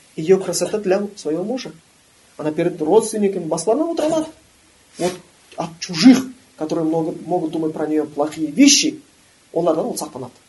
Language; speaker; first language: Russian; non-native, local second language; Kazakh